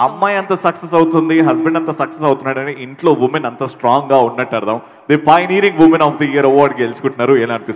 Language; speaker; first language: Telugu; native; Telugu